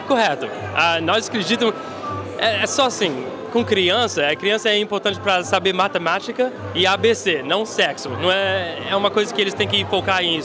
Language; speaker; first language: Portuguese; early bilingual, heritage; Portuguese